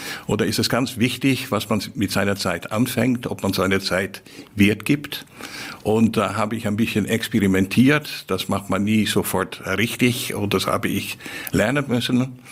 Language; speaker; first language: German; non-native, fluent; Dutch